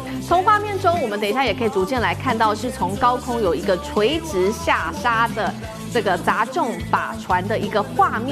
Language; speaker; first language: Chinese; native; Chinese